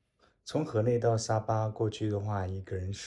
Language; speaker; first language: Chinese; native; Chinese